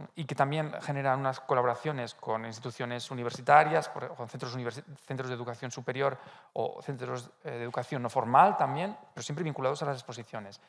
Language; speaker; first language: Spanish; native; Spanish